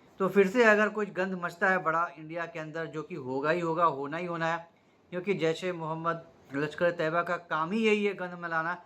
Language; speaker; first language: Hindi; native; Hindi